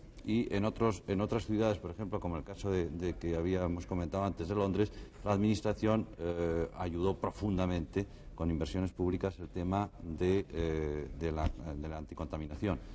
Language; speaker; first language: Spanish; native; Spanish